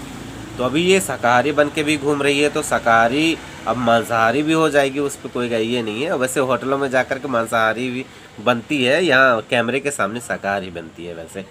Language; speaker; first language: Hindi; native; Hindi